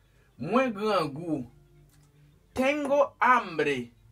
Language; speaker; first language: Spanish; non-native, fluent; Haitian Creole